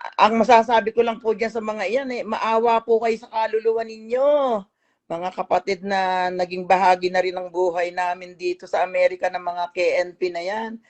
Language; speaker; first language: Filipino; native; Filipino